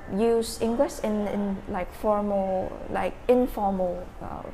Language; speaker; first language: English; non-native, learner; Vietnamese